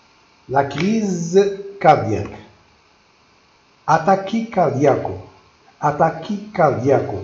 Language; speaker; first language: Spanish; non-native, learner; Arabic